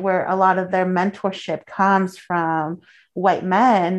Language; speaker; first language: English; early bilingual, other home language; Spanish